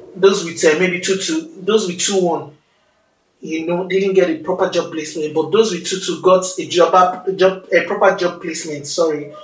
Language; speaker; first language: English; non-native, local second language; Yoruba